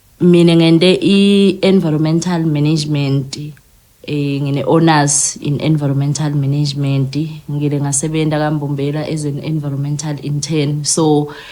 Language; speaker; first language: Zulu; non-native, local second language; Swati